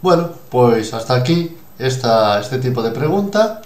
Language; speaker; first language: Spanish; non-native, local second language; Galician